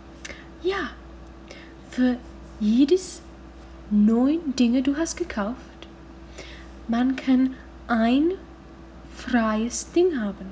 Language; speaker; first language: German; non-native, learner; English